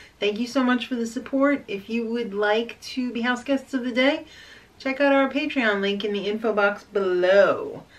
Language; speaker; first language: English; native; English